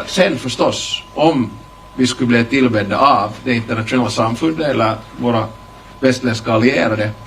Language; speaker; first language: Swedish; native; Swedish